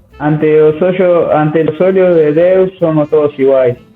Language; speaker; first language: Portuguese; non-native, learner; Spanish